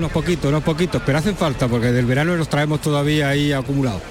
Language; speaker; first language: Spanish; native; Spanish